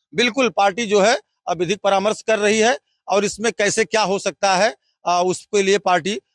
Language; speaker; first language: Hindi; native; Hindi